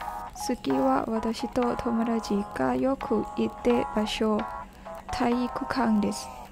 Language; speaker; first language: Japanese; non-native, learner; Thai